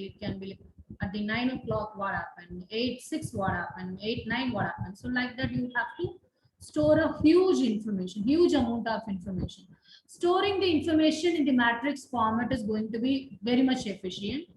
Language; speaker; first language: English; non-native, local second language; Tamil